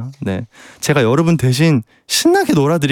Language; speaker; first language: Korean; native; Korean